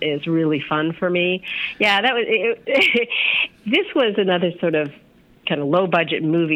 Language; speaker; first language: English; native; English